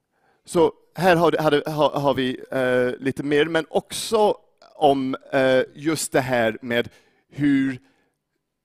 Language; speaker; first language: Swedish; non-native, fluent; English